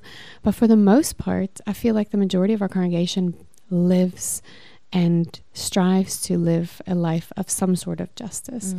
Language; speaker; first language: English; non-native, local second language; Afrikaans